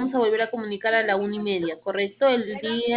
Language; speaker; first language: Spanish; native; Spanish